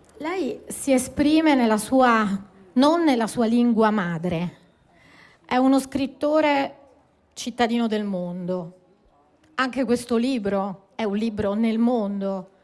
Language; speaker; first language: Italian; native; Italian